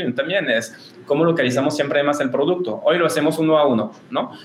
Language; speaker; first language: Spanish; non-native, fluent; French